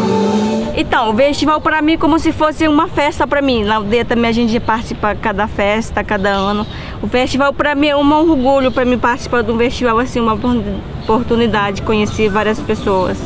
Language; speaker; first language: Portuguese; non-native, local second language; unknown